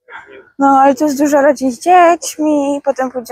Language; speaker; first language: Polish; native; Polish